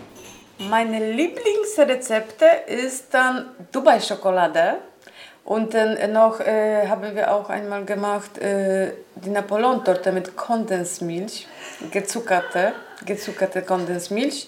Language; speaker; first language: German; non-native, learner; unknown